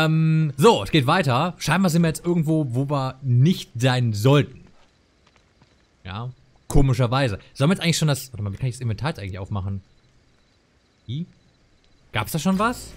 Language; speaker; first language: German; native; German